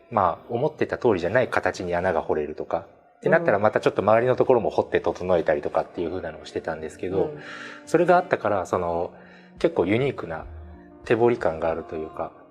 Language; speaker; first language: Japanese; native; Japanese